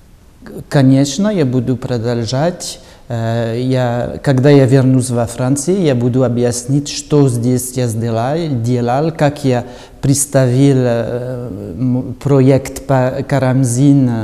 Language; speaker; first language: Russian; non-native, learner; French